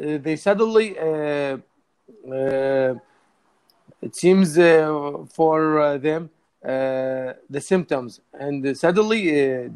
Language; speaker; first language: English; non-native, learner; Arabic